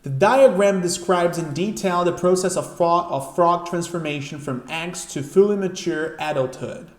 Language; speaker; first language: English; non-native, fluent; Portuguese